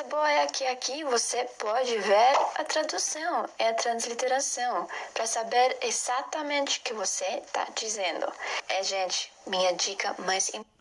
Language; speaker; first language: Portuguese; non-native, learner; Latvian